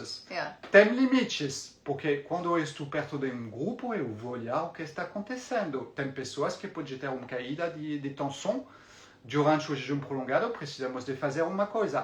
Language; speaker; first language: Portuguese; non-native, fluent; French